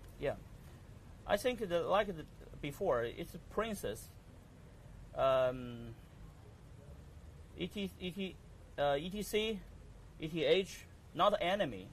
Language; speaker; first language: English; non-native, learner; Chinese